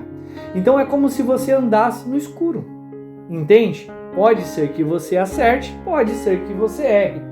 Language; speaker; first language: Portuguese; native; Portuguese